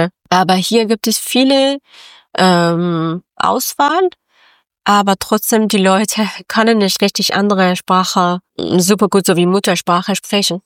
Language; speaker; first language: German; non-native, learner; Persian